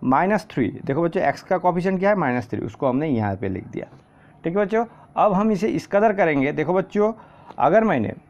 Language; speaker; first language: Hindi; non-native, local second language; Assamese